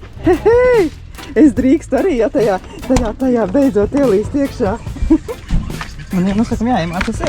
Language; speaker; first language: Latvian; native; Latvian